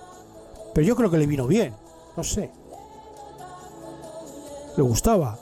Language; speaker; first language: Spanish; native; Spanish